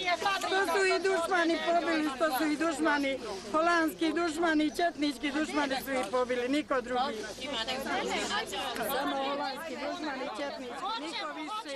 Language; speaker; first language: Bosnian; native; Bosnian